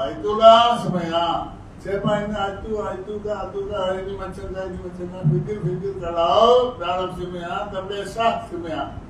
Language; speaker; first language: Indonesian; non-native, learner; Tamil